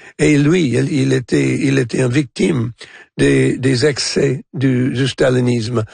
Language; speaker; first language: French; non-native, local second language; English